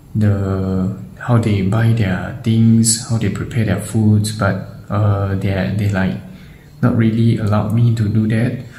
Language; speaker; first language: English; non-native, local second language; Chinese